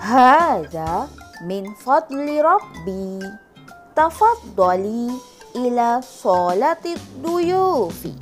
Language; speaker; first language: Arabic; non-native, fluent; Malay